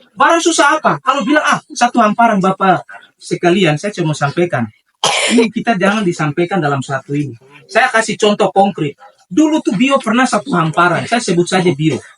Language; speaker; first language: Indonesian; native; Indonesian